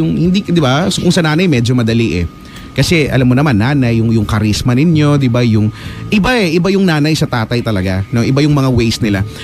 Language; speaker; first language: Filipino; native; Filipino